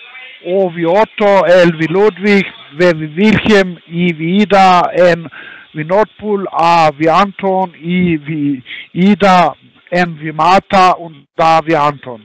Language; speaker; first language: German; non-native, learner; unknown